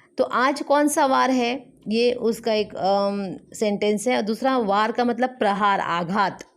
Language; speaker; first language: Hindi; non-native, local second language; Marathi